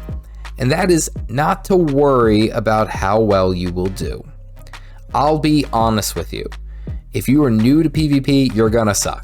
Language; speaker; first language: English; native; English